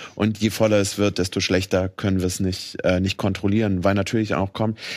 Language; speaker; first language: German; native; German